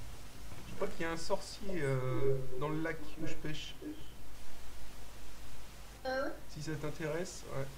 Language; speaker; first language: French; native; French